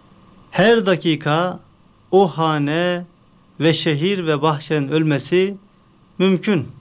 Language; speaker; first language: Turkish; native; Turkish